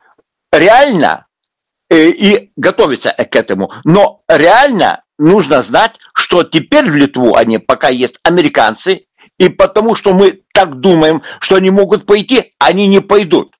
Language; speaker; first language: Russian; non-native, local second language; Lithuanian